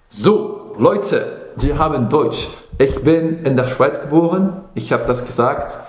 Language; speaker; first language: German; non-native, local second language; Dutch